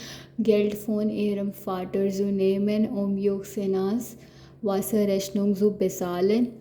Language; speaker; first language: German; non-native, learner; Hindi